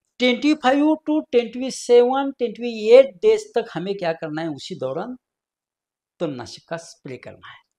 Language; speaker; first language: Hindi; non-native, local second language; Marathi